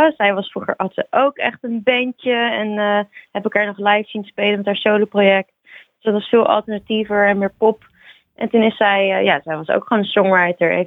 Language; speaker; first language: Dutch; native; Dutch